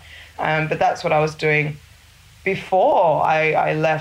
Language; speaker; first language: English; native; English